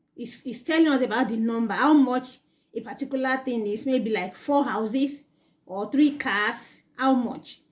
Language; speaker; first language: English; non-native, local second language; Yoruba